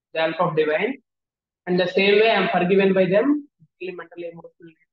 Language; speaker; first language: English; non-native, local second language; Telugu